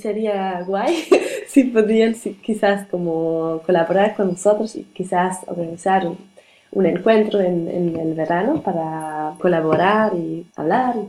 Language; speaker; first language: Spanish; non-native, learner; German